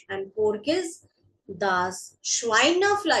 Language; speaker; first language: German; non-native, fluent; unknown